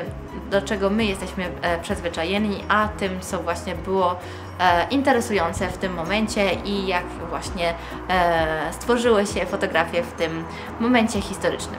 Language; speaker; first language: Polish; early bilingual, heritage; Polish